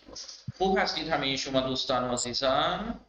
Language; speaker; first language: Persian; non-native, fluent; Urdu